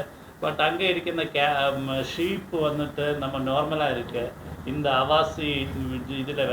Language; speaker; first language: Tamil; non-native, learner; Malayalam